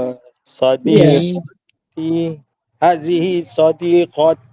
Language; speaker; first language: Arabic; non-native, learner; Malay